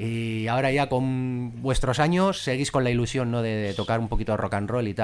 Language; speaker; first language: Spanish; native; Spanish